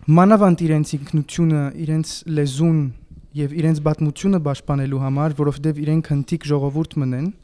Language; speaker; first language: Armenian; early bilingual, heritage; Armenian